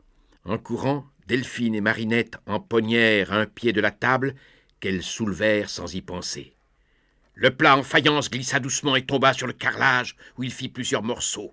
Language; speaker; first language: French; native; French